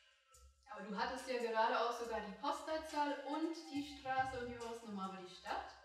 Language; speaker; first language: German; native; German